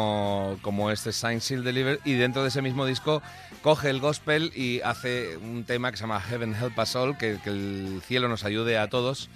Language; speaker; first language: Spanish; native; Spanish